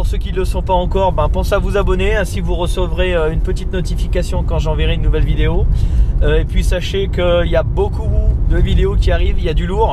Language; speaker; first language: French; native; French